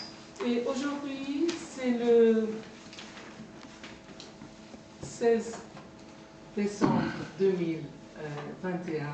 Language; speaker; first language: French; non-native, fluent; Persian